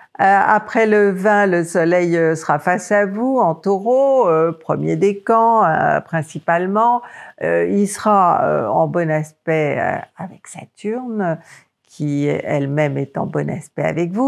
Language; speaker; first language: French; native; French